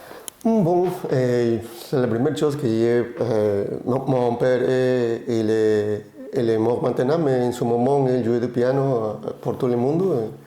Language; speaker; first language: French; non-native, learner; Spanish